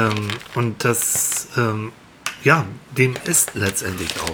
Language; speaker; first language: German; native; German